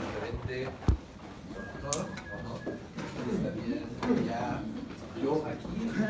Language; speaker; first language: Spanish; non-native, fluent; English